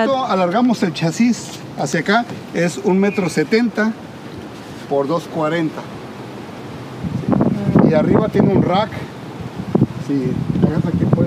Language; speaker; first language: Spanish; native; Spanish